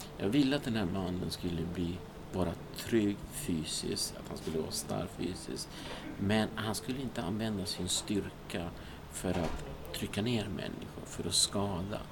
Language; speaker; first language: Swedish; early bilingual, other home language; Spanish